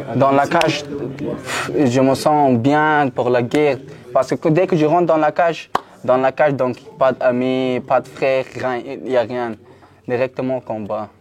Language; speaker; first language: French; non-native, learner; Persian